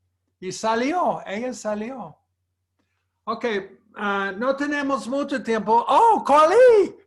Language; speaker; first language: Spanish; non-native, fluent; English